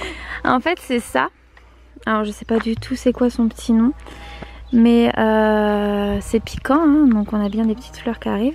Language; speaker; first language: French; native; French